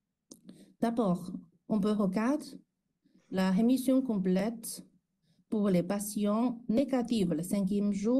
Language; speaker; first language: French; non-native, fluent; Chinese